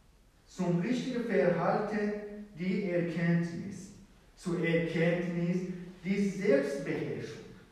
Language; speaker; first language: German; non-native, fluent; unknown